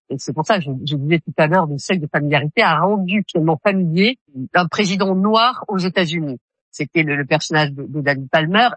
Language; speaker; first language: French; native; French